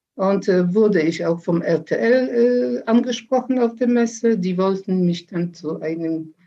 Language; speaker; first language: German; non-native, fluent; Polish